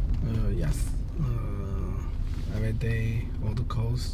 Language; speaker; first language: English; non-native, learner; Chinese